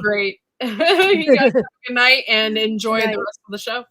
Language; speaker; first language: English; native; English